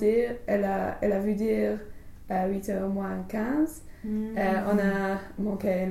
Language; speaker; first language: French; non-native, learner; English